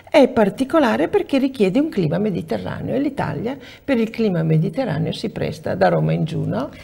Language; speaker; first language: Italian; native; Italian